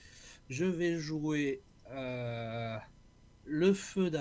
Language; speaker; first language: French; native; French